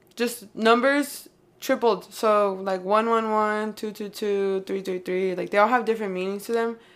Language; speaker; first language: English; native; English